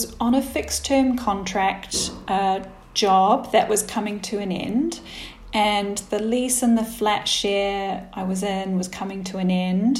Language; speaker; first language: English; native; English